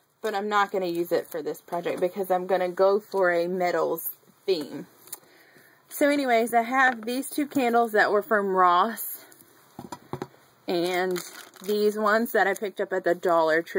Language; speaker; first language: English; native; English